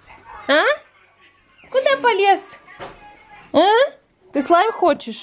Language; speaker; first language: Russian; native; Russian